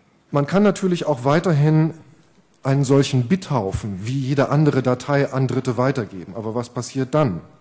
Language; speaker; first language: German; native; German